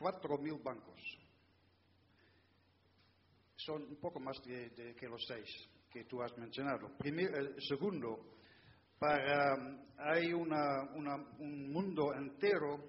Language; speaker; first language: Spanish; non-native, fluent; Dutch